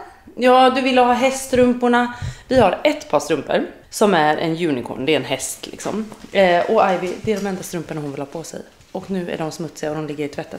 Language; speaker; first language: Swedish; native; Swedish